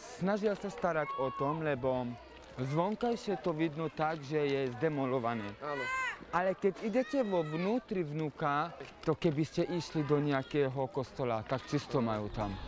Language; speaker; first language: Slovak; non-native, local second language; Hungarian